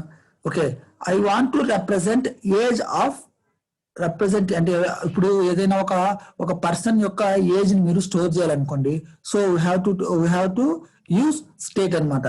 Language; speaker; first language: Telugu; native; Telugu